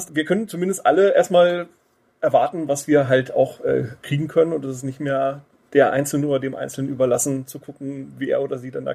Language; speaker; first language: German; native; German